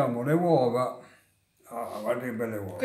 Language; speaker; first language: Italian; native; Italian